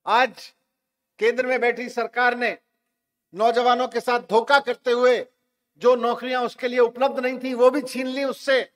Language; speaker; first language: Hindi; native; Hindi